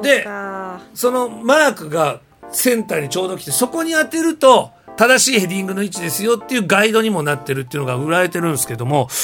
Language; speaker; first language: Japanese; native; Japanese